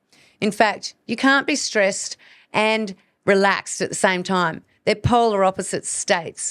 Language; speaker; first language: English; native; English